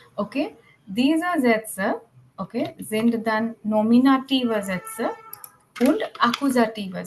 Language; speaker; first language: German; non-native, fluent; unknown